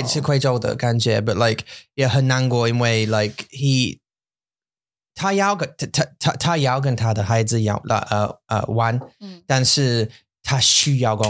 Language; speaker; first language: Chinese; non-native, learner; English